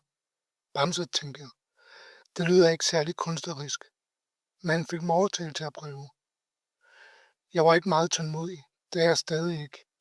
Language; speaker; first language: Danish; native; Danish